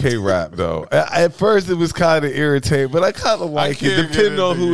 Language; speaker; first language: English; native; English